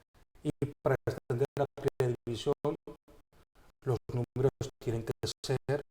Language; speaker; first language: Spanish; native; Spanish